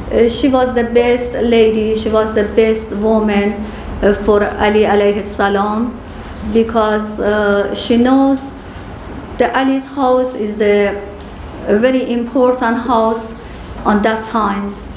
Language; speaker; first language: English; non-native, learner; Persian